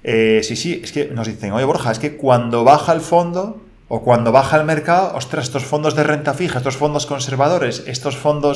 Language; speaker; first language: Spanish; native; Spanish